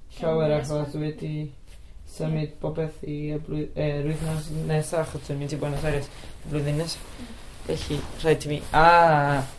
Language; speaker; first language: Welsh; non-native, learner; Spanish